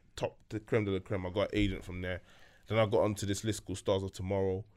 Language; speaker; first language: English; non-native, local second language; French